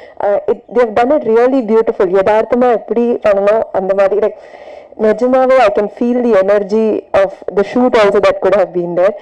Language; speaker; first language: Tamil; non-native, fluent; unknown